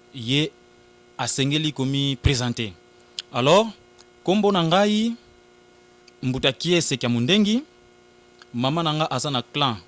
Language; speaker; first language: Lingala; non-native, local second language; Kongo